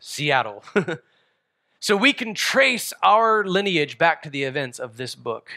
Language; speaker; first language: English; native; English